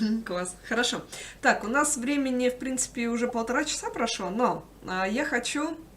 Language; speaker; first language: Russian; native; Russian